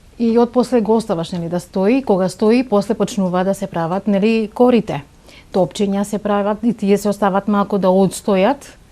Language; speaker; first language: Macedonian; non-native, local second language; Romany